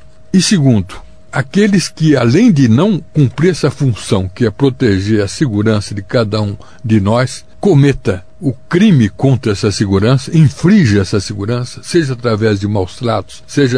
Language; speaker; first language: Portuguese; native; Portuguese